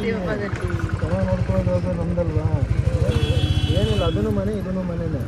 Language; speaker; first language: Kannada; native; Kannada